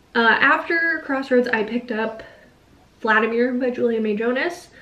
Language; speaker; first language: English; native; English